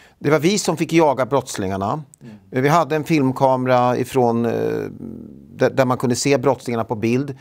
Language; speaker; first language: Swedish; native; Swedish